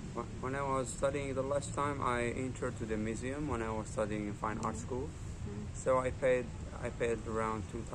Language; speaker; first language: English; non-native, learner; Arabic